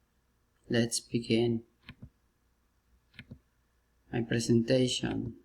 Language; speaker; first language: English; non-native, learner; Spanish